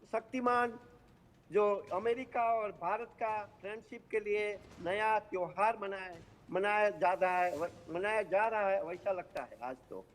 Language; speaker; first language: Hindi; non-native, local second language; Gujarati